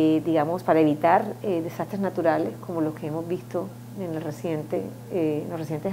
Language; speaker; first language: Spanish; native; Spanish